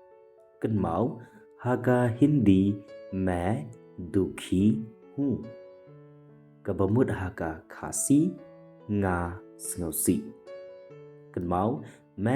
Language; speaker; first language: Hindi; non-native, local second language; Khasi